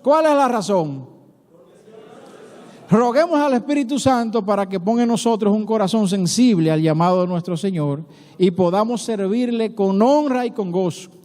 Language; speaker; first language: Spanish; native; Spanish